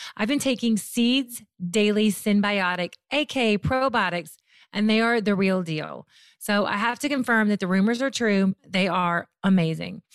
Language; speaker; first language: English; native; English